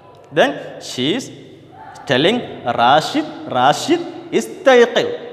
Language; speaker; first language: English; non-native, local second language; Malayalam